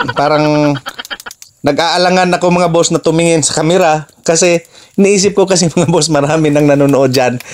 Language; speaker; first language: Filipino; non-native, local second language; Cebuano